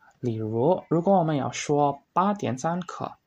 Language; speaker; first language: Chinese; non-native, learner; Indonesian